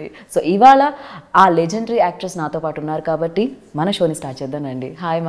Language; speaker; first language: Telugu; native; Telugu